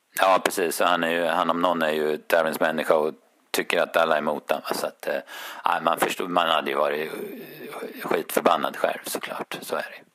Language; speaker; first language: Swedish; native; Swedish